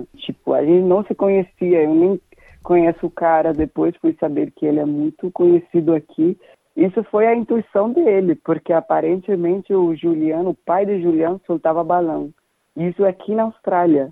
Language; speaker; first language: Portuguese; non-native, fluent; Danish